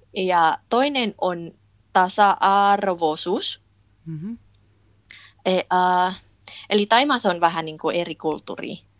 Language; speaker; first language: Finnish; non-native, fluent; Thai